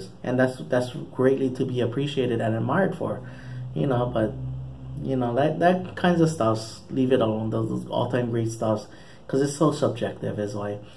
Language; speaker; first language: English; native; English